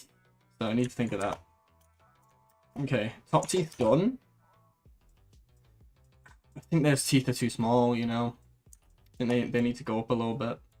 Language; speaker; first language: English; native; English